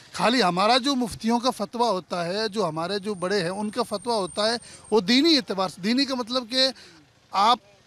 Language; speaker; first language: Hindi; native; Hindi